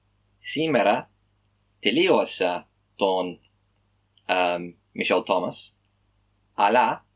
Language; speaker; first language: Greek; non-native, learner; English